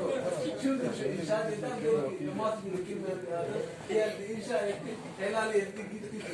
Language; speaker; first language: Turkish; non-native, fluent; Somali